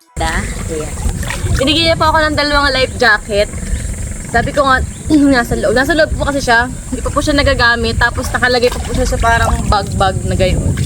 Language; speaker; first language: Filipino; non-native, local second language; Bikol